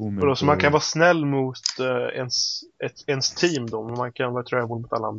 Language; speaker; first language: Swedish; native; Swedish